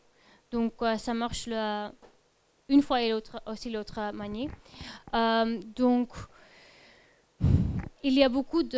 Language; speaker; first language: French; non-native, fluent; Dutch